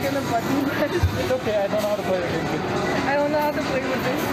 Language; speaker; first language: English; native; English